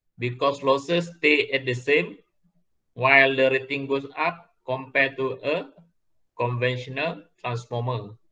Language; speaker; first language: English; non-native, local second language; Malay